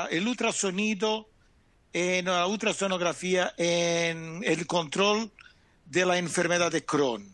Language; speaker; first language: Spanish; non-native, fluent; Portuguese